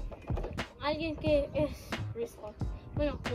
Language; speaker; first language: Spanish; early bilingual, heritage; Spanish